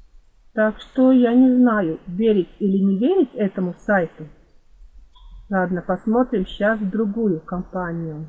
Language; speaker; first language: Russian; non-native, fluent; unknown